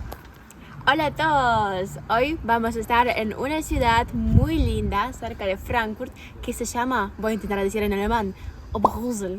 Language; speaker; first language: Spanish; non-native, fluent; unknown